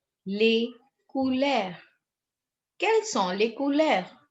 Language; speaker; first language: French; non-native, fluent; Hindi